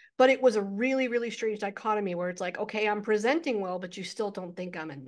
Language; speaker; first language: English; native; English